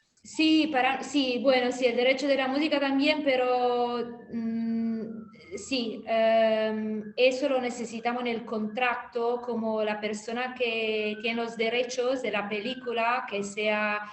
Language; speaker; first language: Spanish; non-native, fluent; Italian